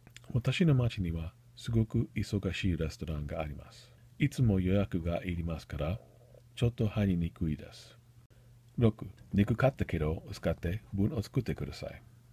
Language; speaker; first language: Japanese; non-native, learner; English